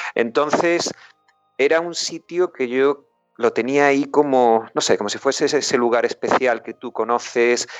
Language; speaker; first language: Spanish; native; Spanish